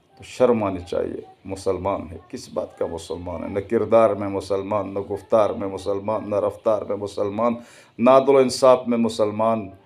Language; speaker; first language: Urdu; native; Urdu